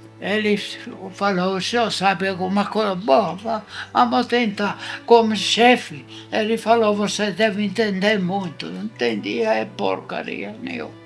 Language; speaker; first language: Portuguese; non-native, fluent; Italian